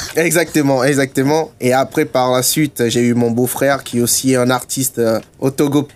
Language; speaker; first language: French; non-native, local second language; Ewe